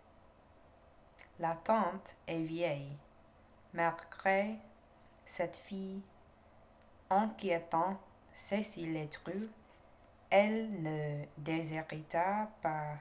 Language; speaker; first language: French; non-native, learner; English